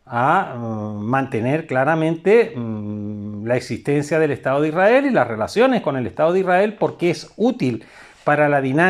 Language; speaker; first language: Spanish; native; Spanish